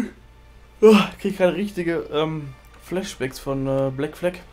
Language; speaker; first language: German; native; German